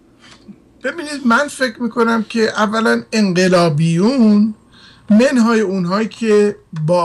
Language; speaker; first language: Persian; native; Persian